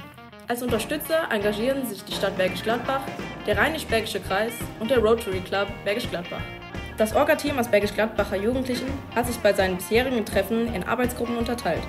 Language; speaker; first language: German; native; German